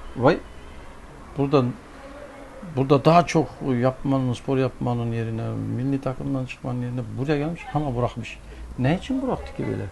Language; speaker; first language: Turkish; early bilingual, heritage; Turkish